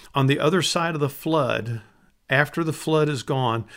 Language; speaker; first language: English; native; English